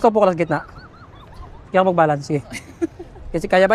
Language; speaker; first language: Filipino; non-native, local second language; Aklanon